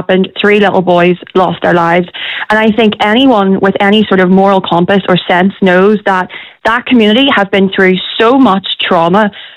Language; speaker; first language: English; native; English